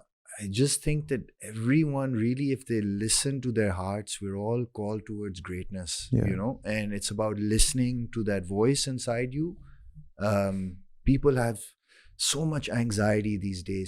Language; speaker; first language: English; non-native, local second language; Urdu